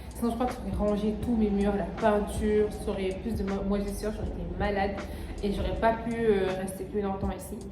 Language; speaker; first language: French; non-native, local second language; Wolof